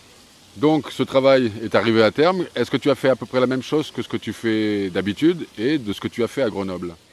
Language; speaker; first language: French; native; French